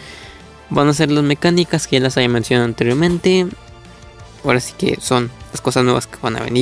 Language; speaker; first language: Spanish; native; Spanish